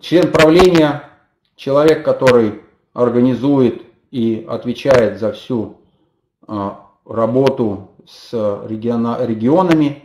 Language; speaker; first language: Russian; native; Russian